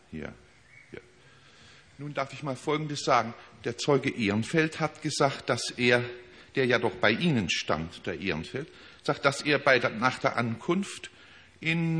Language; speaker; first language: German; native; German